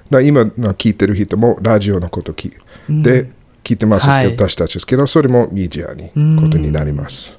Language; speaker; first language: Japanese; non-native, learner; English